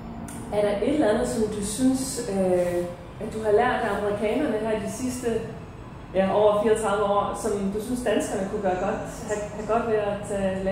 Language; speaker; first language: Danish; native; Danish